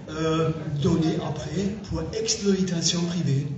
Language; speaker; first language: French; non-native, fluent; German